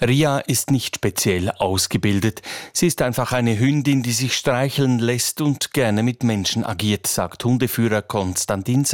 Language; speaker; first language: German; native; German